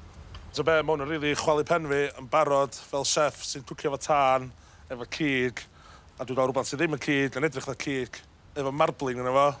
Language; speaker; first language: Welsh; native; Welsh